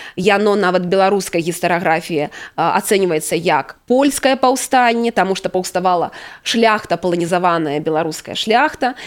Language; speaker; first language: Belarusian; native; Belarusian